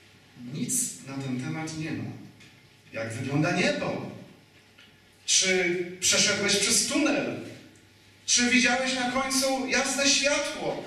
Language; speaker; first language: Polish; native; Polish